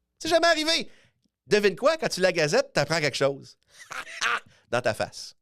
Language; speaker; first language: French; native; French